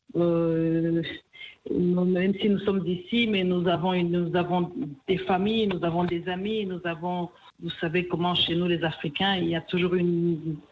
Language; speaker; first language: French; non-native, local second language; Kinyarwanda